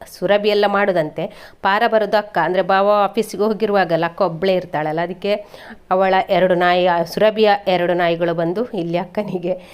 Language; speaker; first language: Kannada; native; Kannada